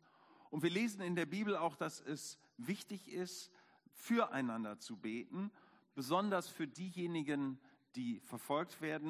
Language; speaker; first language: German; native; German